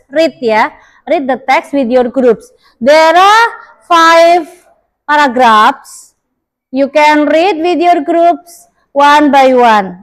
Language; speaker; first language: English; non-native, learner; Indonesian